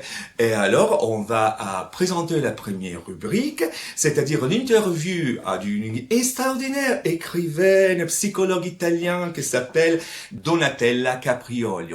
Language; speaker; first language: French; non-native, fluent; Italian